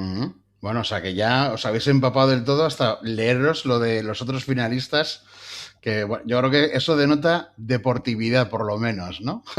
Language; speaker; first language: Spanish; native; Spanish